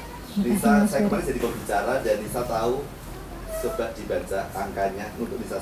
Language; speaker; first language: Indonesian; native; Indonesian